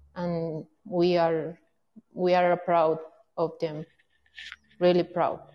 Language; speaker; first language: English; non-native, learner; Spanish